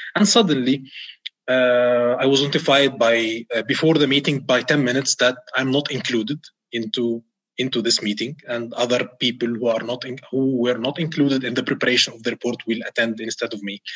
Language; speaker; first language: English; non-native, fluent; Arabic